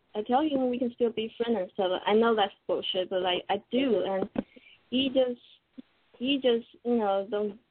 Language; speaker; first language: English; non-native, fluent; Chinese